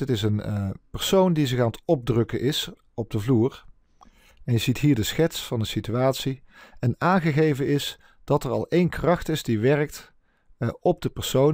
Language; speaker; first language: Dutch; native; Dutch